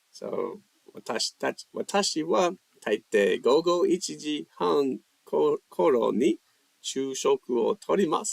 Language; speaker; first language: Japanese; non-native, fluent; English